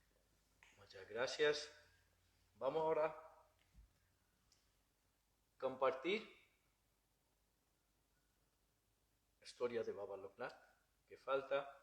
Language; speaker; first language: Spanish; non-native, learner; Bangla